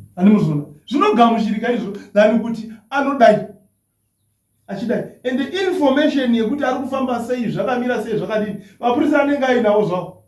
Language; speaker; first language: Shona; native; Shona